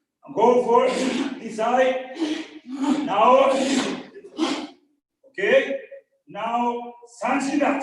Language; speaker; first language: English; non-native, learner; Spanish